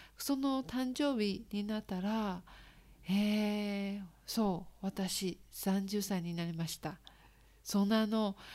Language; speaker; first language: Japanese; non-native, learner; Chinese